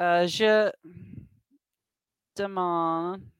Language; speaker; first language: French; non-native, learner; English